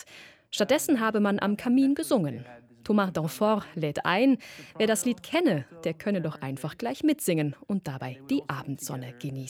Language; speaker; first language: German; native; German